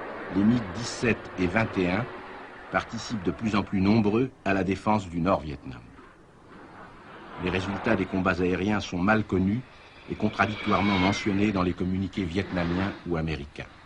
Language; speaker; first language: French; native; French